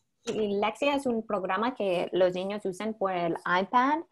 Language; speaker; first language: Spanish; non-native, fluent; English